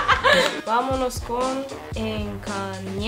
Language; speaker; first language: Spanish; non-native, fluent; Romanian